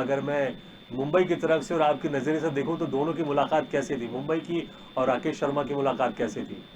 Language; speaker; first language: Hindi; native; Hindi